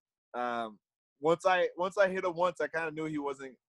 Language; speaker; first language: English; native; English